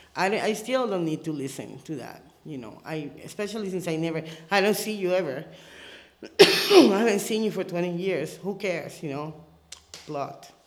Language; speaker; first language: English; early bilingual, other home language; Spanish